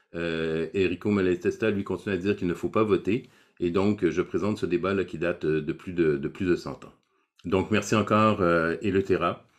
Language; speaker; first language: French; native; French